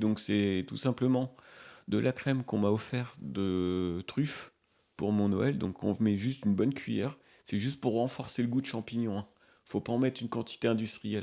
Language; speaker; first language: French; native; French